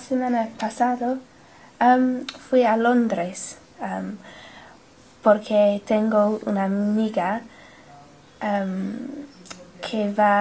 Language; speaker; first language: Spanish; non-native, learner; English